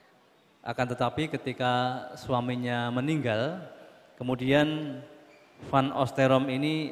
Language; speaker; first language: Indonesian; native; Indonesian